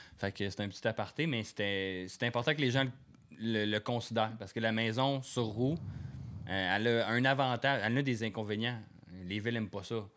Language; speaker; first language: French; native; French